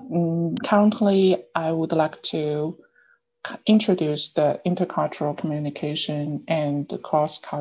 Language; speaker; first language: English; non-native, fluent; Chinese